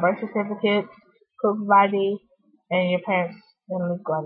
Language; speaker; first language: English; native; English